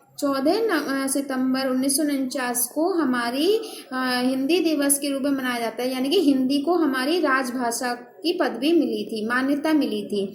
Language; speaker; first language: Hindi; native; Hindi